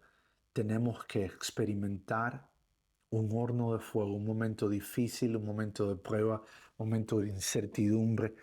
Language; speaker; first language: Spanish; native; Spanish